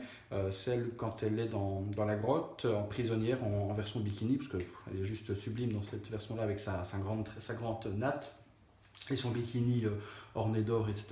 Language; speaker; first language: French; native; French